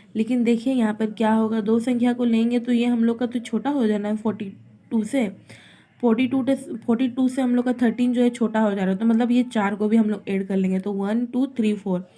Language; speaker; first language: Hindi; native; Hindi